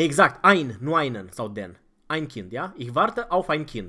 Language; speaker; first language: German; non-native, fluent; Romanian